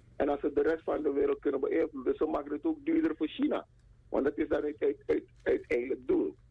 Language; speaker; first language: Dutch; native; Dutch